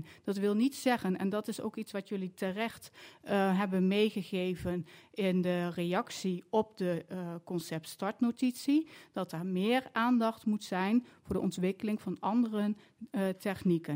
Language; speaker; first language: Dutch; native; Dutch